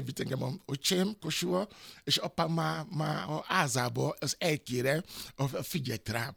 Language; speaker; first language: Hungarian; non-native, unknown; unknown